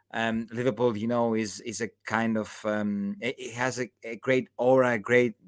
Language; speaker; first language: English; non-native, fluent; Greek